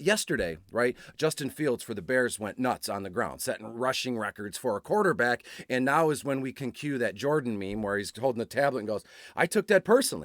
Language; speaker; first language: English; native; English